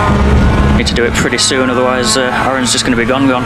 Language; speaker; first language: English; native; English